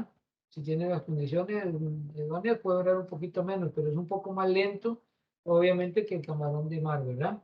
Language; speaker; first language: Spanish; native; Spanish